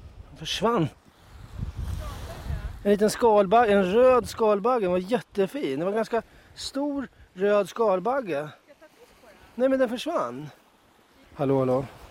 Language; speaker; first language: Swedish; native; Swedish